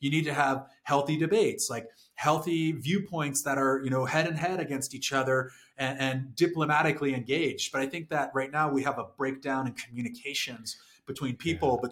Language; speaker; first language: English; native; English